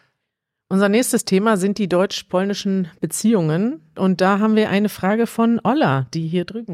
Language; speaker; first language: German; native; German